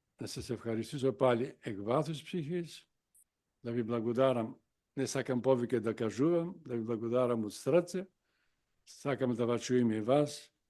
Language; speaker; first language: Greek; non-native, local second language; Macedonian